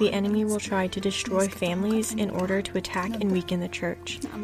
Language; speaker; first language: English; non-native, fluent; Arabic